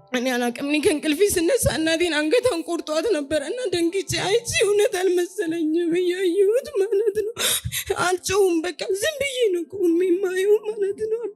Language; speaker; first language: Amharic; non-native, local second language; Oromo